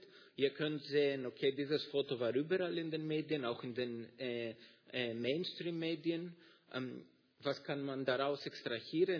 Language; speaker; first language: German; non-native, fluent; Greek